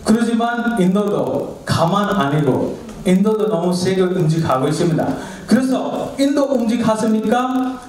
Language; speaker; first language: Korean; non-native, learner; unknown